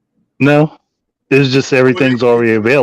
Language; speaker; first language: English; native; English